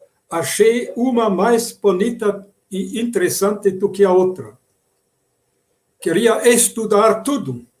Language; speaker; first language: Portuguese; non-native, fluent; German